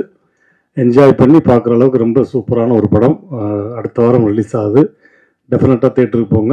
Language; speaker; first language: Tamil; native; Tamil